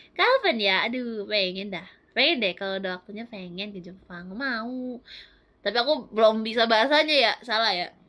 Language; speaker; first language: Indonesian; native; Indonesian